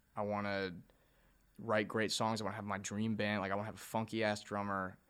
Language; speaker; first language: English; native; English